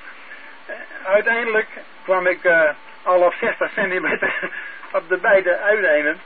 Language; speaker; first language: Dutch; native; Dutch